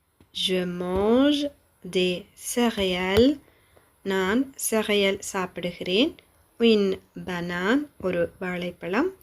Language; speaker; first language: French; non-native, fluent; Tamil